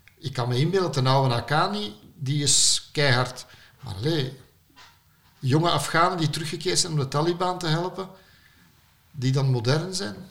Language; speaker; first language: Dutch; native; Dutch